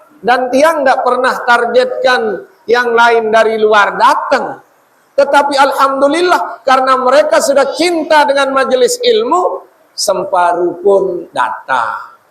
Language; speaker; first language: Indonesian; non-native, local second language; Sasak